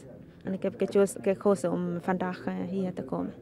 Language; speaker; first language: Dutch; non-native, learner; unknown